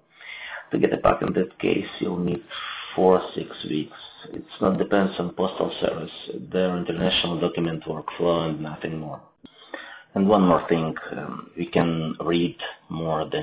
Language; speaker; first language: English; non-native, learner; Russian